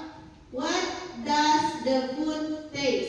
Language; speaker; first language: English; non-native, learner; Indonesian